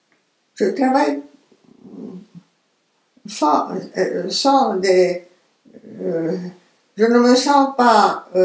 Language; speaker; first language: French; non-native, fluent; Romanian